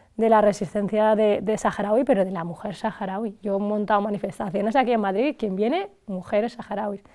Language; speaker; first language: Spanish; early bilingual, other home language; Arabic